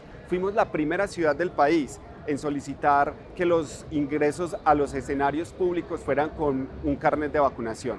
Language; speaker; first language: Spanish; native; Spanish